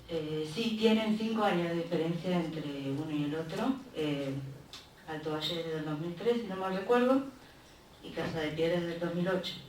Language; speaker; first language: Spanish; native; Spanish